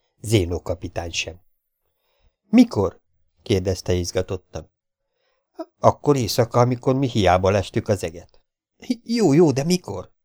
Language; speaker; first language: Hungarian; native; Hungarian